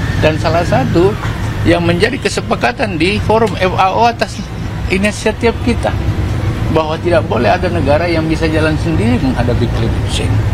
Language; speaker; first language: Indonesian; native; Indonesian